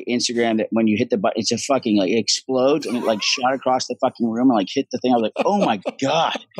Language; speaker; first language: English; native; English